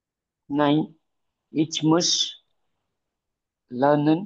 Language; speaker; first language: German; non-native, learner; Marathi